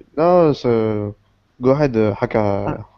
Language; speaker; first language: English; non-native, learner; Portuguese